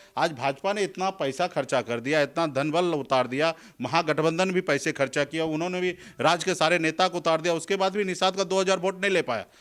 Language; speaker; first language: Hindi; native; Hindi